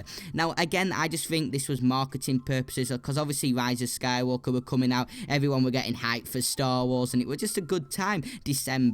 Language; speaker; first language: English; native; English